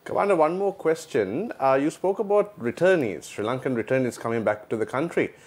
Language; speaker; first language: English; non-native, local second language; Sinhala